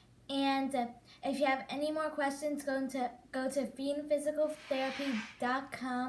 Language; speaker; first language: English; native; English